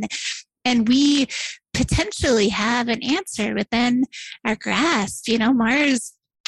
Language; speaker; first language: English; native; English